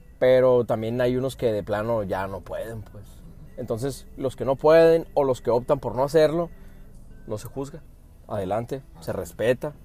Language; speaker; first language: Spanish; early bilingual, heritage; Spanish